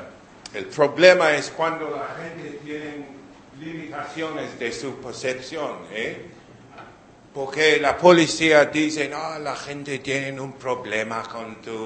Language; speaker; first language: Spanish; non-native, learner; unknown